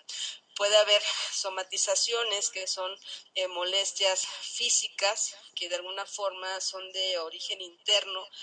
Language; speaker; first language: Spanish; native; Spanish